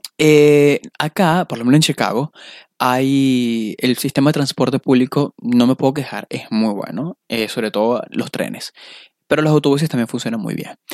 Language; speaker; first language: Spanish; native; Spanish